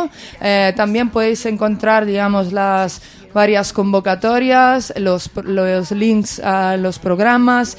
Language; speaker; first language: Spanish; native; Spanish